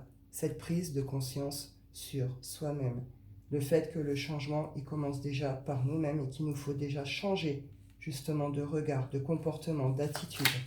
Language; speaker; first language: French; native; French